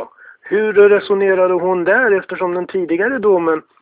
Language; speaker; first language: Swedish; native; Swedish